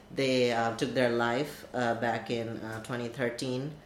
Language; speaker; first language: English; non-native, local second language; Bangla